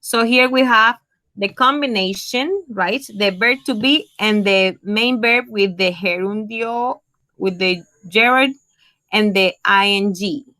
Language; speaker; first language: English; non-native, fluent; Spanish